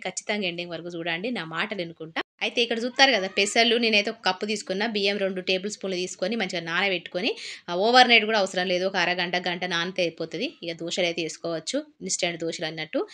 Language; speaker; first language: Telugu; native; Telugu